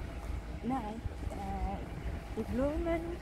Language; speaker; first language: German; non-native, learner; Thai